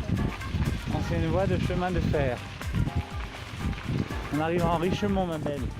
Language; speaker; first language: French; native; French